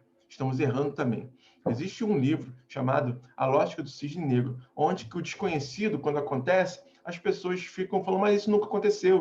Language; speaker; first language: Portuguese; native; Portuguese